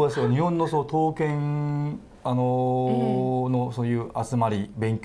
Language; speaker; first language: Japanese; native; Japanese